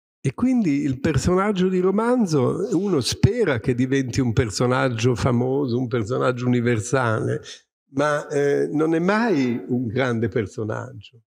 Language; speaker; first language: Italian; native; Italian